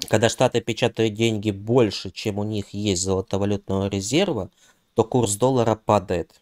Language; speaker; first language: Russian; non-native, local second language; Ukrainian